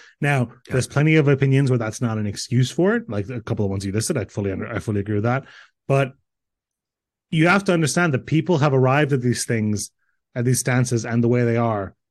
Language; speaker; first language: English; early bilingual, other home language; Croatian